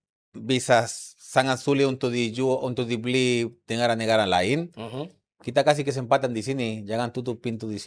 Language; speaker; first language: Indonesian; non-native, fluent; Spanish